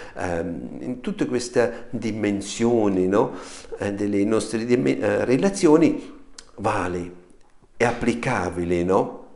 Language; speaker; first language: Italian; non-native, fluent; German